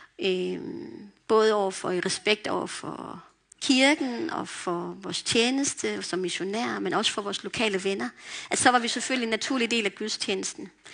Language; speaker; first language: Danish; native; Danish